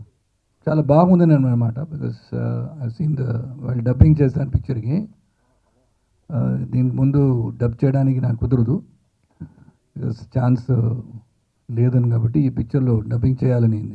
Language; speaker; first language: Telugu; non-native, fluent; Tamil